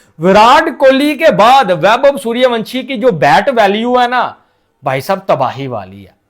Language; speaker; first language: Urdu; non-native, local second language; Punjabi